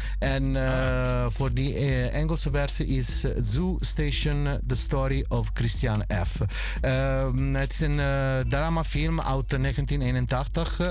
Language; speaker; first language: Dutch; non-native, fluent; Italian